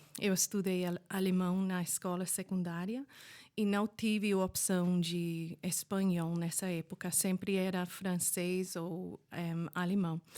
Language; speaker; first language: Portuguese; non-native, fluent; English